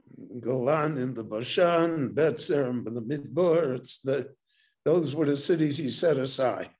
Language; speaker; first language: English; native; English